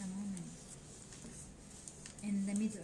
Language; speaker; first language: English; non-native, local second language; Filipino